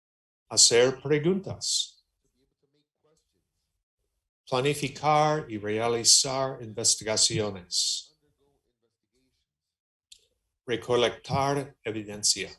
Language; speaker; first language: Spanish; non-native, learner; English